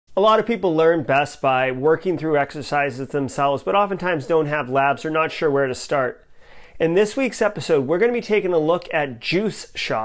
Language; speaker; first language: English; native; English